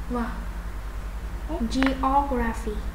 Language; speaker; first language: English; non-native, learner; Vietnamese